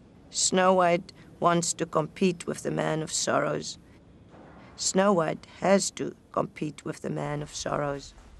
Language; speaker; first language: English; non-native, local second language; Afrikaans